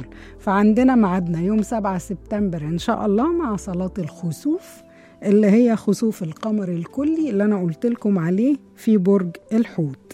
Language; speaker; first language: Arabic; native; Arabic